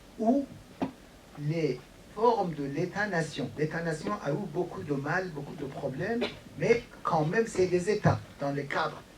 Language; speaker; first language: French; non-native, fluent; Persian